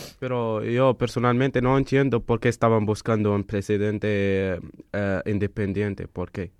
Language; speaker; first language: Spanish; non-native, fluent; Arabic